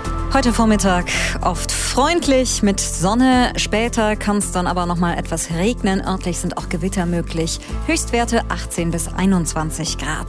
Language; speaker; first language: German; native; German